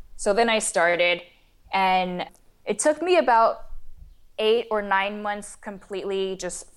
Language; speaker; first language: English; non-native, fluent; Chinese